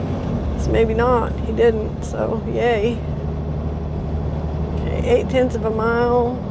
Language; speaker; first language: English; native; English